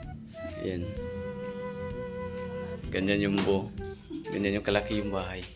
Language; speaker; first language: Filipino; native; Filipino